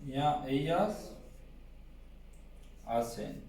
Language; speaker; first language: Spanish; non-native, learner; Urdu